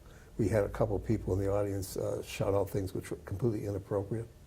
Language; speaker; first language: English; native; English